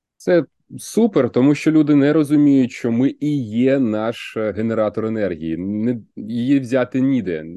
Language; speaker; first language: Ukrainian; native; Ukrainian